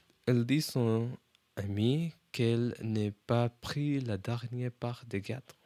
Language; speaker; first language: French; non-native, learner; English